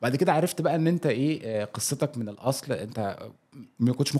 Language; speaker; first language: Arabic; native; Arabic